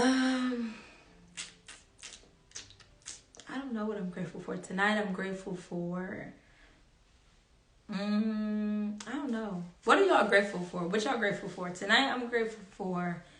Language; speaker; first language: English; native; English